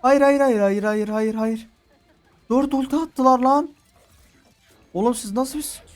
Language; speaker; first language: Turkish; native; Turkish